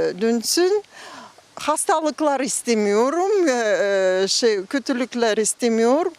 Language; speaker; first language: Turkish; non-native, learner; Russian